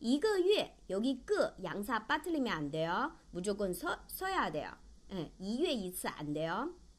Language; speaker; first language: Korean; non-native, fluent; Chinese